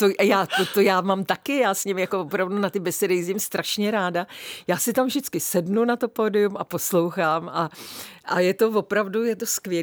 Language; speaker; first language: Czech; native; Czech